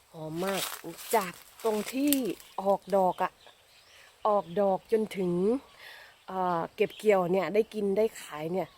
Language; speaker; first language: Thai; non-native, local second language; Northern Khmer